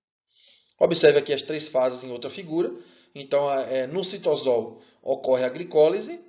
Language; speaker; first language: Portuguese; native; Portuguese